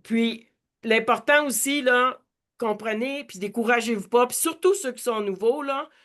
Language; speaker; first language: French; native; French